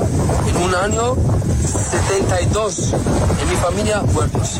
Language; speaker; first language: Spanish; non-native, learner; Arabic